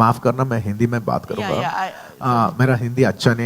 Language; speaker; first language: Hindi; non-native, local second language; Telugu